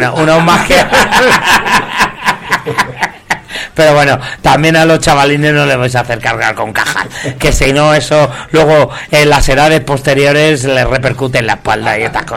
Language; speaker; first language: Spanish; native; Spanish